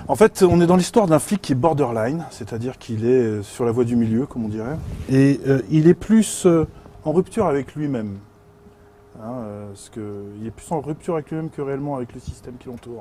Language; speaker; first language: French; native; French